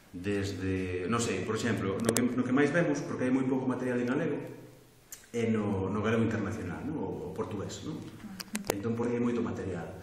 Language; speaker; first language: Galician; non-native, local second language; Spanish